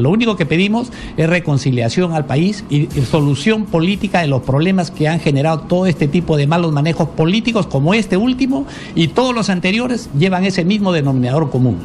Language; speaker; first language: Spanish; native; Spanish